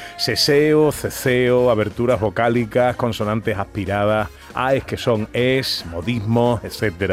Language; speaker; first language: Spanish; native; Spanish